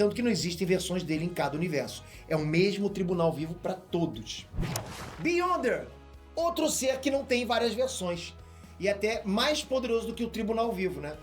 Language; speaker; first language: Portuguese; native; Portuguese